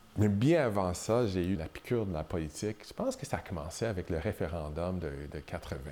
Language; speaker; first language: French; non-native, local second language; English